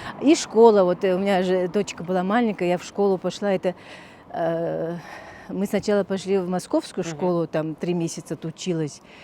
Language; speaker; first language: Russian; non-native, local second language; Abkhazian